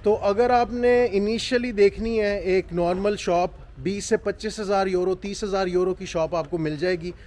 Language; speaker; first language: Hindi; non-native, local second language; Punjabi